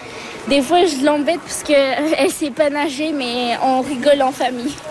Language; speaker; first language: French; early bilingual, other home language; Turkish